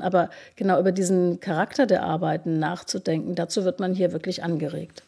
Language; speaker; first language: German; native; German